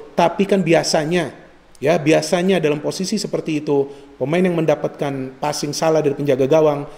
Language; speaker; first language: Indonesian; native; Indonesian